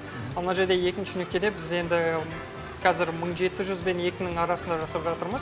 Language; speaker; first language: Kazakh; native; Kazakh